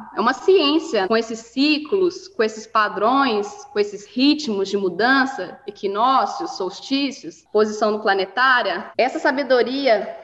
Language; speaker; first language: Portuguese; native; Portuguese